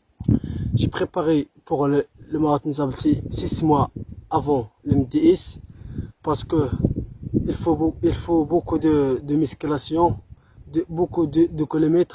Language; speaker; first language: French; non-native, local second language; Arabic